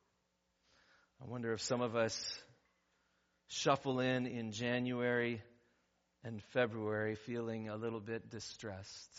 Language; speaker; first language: English; native; English